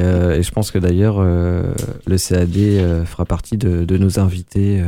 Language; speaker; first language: French; native; French